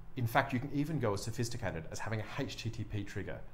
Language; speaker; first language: English; native; English